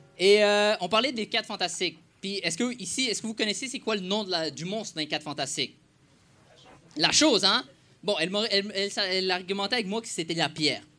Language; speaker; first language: French; non-native, fluent; Spanish